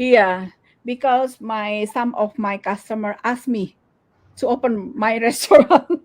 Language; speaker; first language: English; non-native, learner; Indonesian